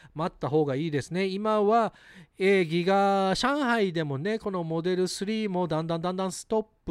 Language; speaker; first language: Japanese; early bilingual, heritage; Japanese